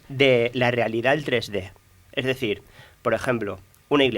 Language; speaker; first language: Spanish; native; Spanish